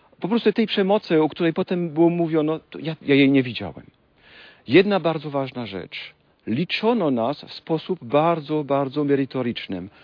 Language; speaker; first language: Polish; non-native, fluent; French